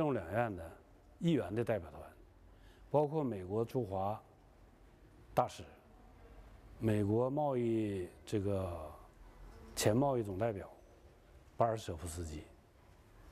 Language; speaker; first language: Chinese; native; Chinese